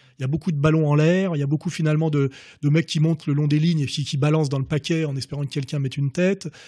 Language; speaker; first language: French; native; French